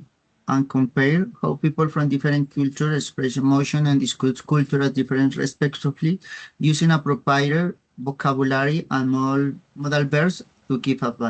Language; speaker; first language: English; non-native, learner; Spanish